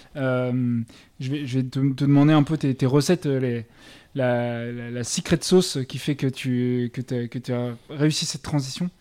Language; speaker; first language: French; native; French